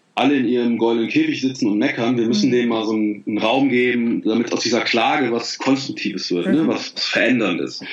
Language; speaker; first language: German; native; German